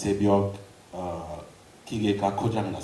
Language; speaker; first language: Korean; non-native, learner; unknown